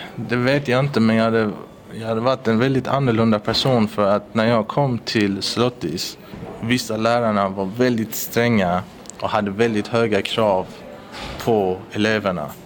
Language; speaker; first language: Swedish; early bilingual, other home language; Persian